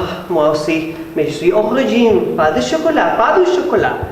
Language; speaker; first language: French; non-native, learner; Spanish